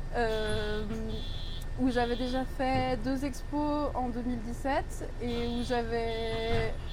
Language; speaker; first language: French; native; French